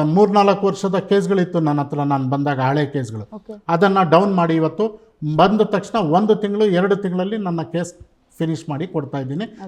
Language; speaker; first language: Kannada; non-native, local second language; Urdu